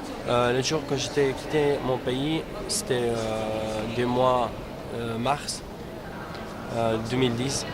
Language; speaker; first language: French; non-native, learner; Kurdish